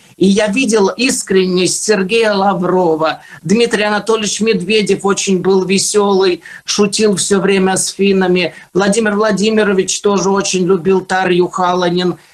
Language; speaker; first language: Russian; non-native, fluent; Finnish